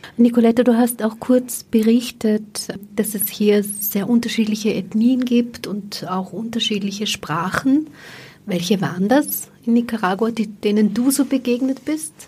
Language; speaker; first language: German; native; German